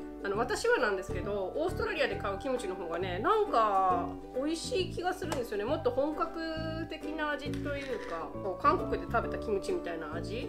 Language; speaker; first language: Japanese; native; Japanese